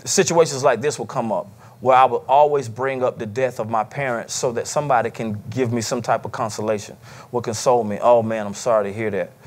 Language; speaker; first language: English; native; English